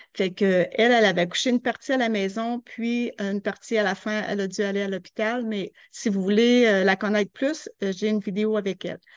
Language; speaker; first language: French; native; French